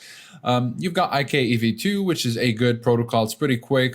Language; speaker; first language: English; native; English